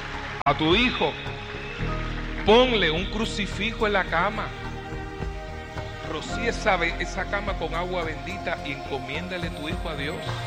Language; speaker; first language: Spanish; native; Spanish